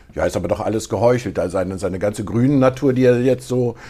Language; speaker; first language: German; native; German